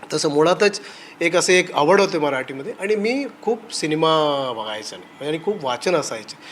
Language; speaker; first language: Marathi; non-native, local second language; Tamil